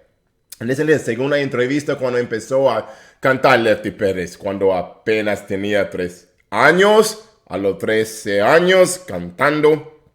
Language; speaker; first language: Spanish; non-native, fluent; English